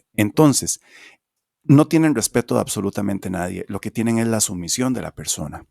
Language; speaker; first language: Spanish; native; Spanish